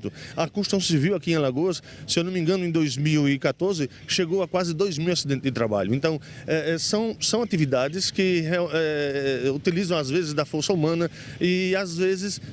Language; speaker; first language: Portuguese; native; Portuguese